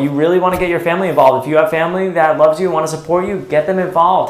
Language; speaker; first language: English; native; English